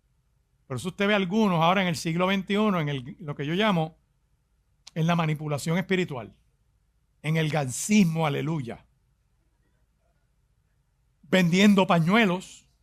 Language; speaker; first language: Spanish; native; Spanish